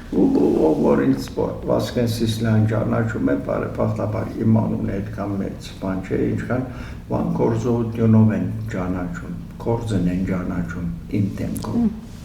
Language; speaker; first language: Armenian; early bilingual, heritage; Armenian